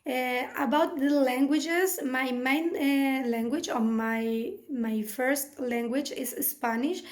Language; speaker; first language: English; non-native, fluent; Spanish